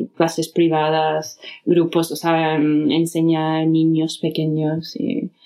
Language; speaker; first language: Spanish; non-native, fluent; English